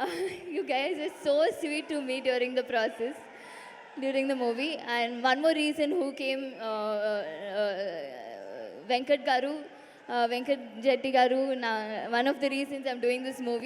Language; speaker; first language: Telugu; non-native, local second language; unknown